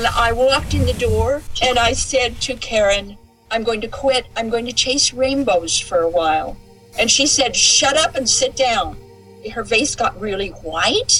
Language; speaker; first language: English; native; English